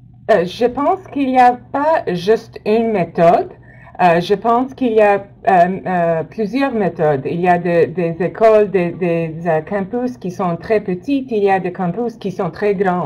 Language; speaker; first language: French; non-native, learner; English